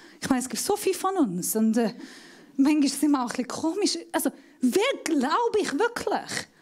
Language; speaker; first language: German; non-native, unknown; Persian